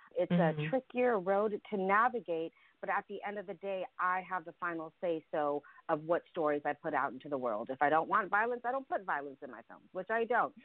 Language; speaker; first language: English; early bilingual, other home language; Russian